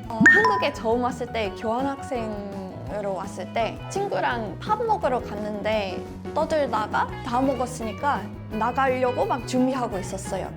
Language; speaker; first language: Korean; non-native, fluent; English